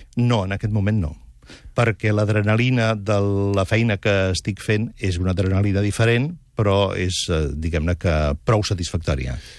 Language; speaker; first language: Catalan; native; Catalan